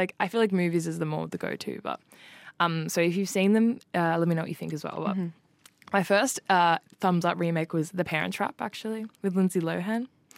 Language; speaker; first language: English; native; English